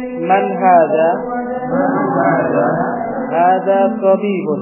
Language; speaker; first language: Arabic; non-native, fluent; Indonesian